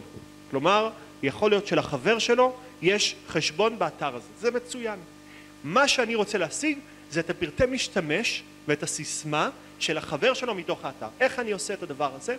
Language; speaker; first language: Hebrew; native; Hebrew